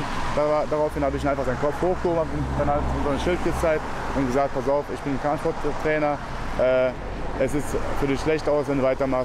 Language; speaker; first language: German; native; German